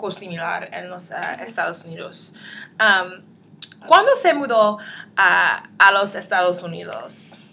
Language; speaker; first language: Spanish; non-native, learner; English